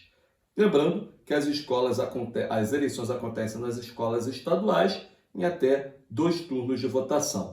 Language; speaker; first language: Portuguese; native; Portuguese